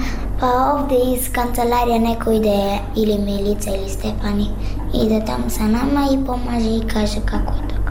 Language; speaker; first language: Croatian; non-native, learner; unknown